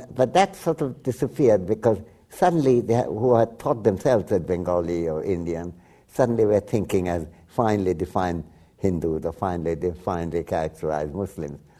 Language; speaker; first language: English; non-native, local second language; Bangla